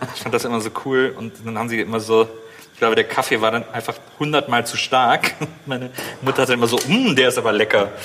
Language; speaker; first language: German; native; German